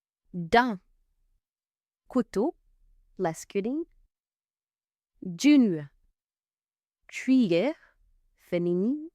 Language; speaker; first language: French; non-native, fluent; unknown